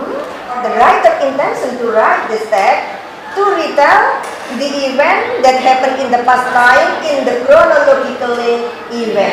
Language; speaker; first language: English; non-native, fluent; Indonesian